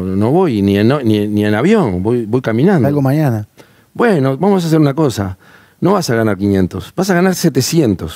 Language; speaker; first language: Spanish; native; Spanish